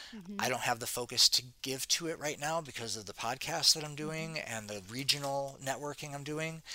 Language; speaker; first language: English; native; English